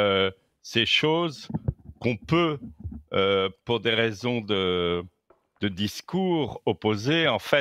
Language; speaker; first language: French; native; French